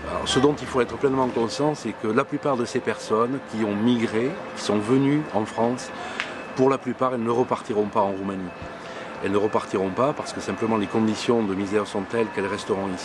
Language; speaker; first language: French; native; French